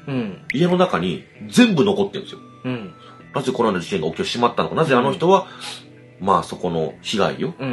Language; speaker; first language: Japanese; native; Japanese